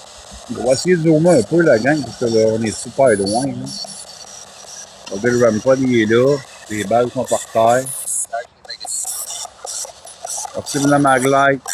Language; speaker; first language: French; native; French